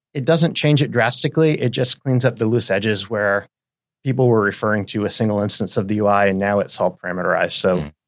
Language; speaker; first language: English; native; English